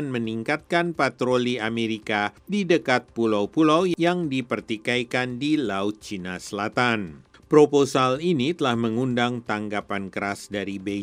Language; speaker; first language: Indonesian; native; Indonesian